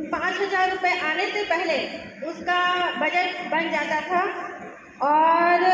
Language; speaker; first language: Hindi; native; Hindi